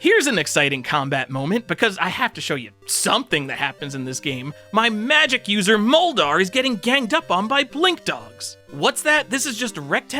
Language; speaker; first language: English; native; English